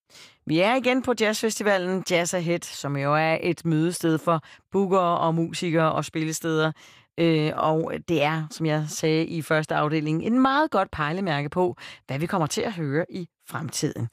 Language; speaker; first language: Danish; native; Danish